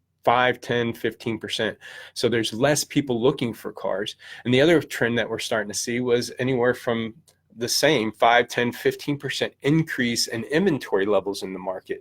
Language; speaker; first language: English; native; English